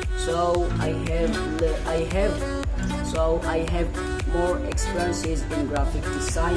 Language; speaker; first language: English; non-native, learner; Indonesian